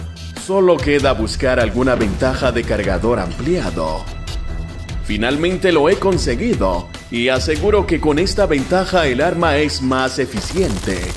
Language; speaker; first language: Spanish; native; Spanish